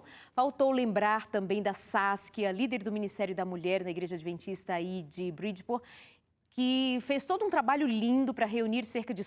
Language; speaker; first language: Portuguese; native; Portuguese